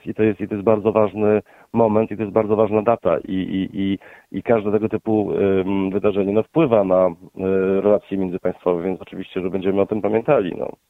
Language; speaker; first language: Polish; native; Polish